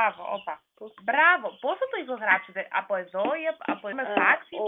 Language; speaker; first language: Greek; non-native, learner; German